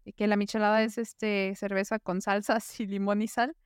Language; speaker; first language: Spanish; native; Spanish